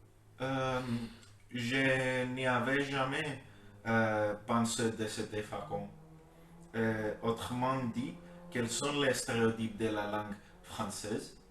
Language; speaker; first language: French; non-native, learner; Greek